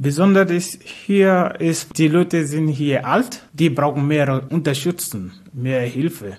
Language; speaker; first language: German; non-native, learner; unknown